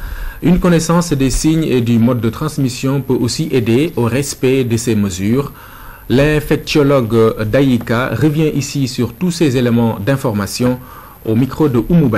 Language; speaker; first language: French; non-native, local second language; Wolof